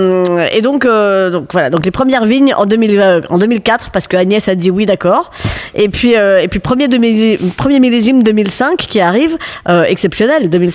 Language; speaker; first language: French; native; French